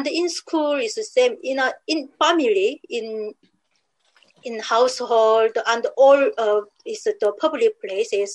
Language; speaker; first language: English; non-native, learner; Korean